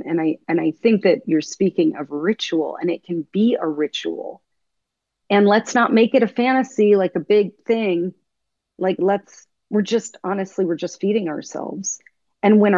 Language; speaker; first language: English; native; English